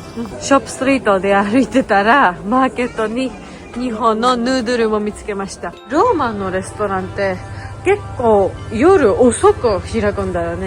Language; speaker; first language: Japanese; non-native, fluent; Georgian